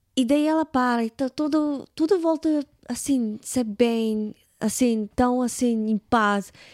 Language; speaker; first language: Portuguese; non-native, fluent; Russian